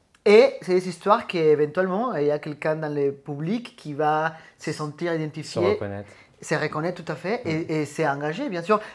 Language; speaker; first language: French; native; French